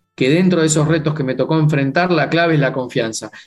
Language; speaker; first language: Spanish; native; Spanish